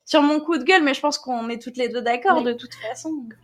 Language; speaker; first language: French; native; French